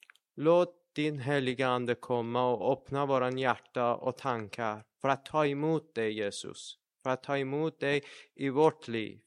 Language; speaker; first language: Swedish; non-native, fluent; Persian